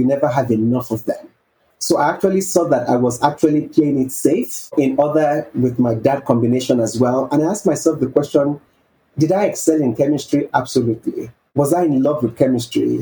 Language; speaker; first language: English; non-native, local second language; Yoruba